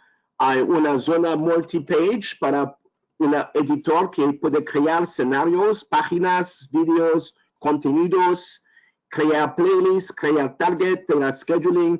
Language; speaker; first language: Spanish; non-native, learner; French